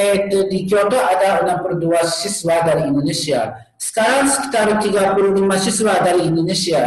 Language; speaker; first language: Indonesian; non-native, learner; Japanese